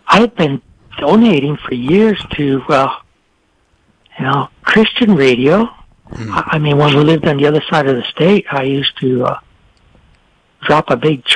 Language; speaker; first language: English; non-native, local second language; French